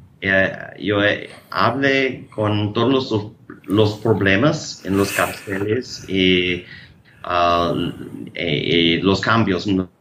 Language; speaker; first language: Spanish; non-native, learner; English